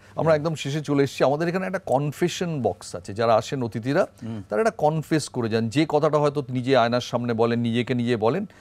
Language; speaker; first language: Bangla; native; Bangla